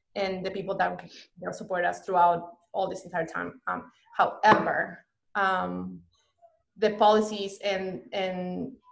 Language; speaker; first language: English; non-native, fluent; Spanish